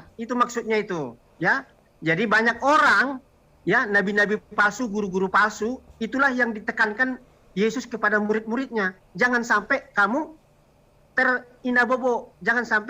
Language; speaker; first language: Indonesian; native; Indonesian